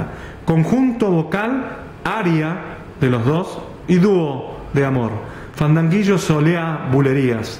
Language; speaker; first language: Spanish; native; Spanish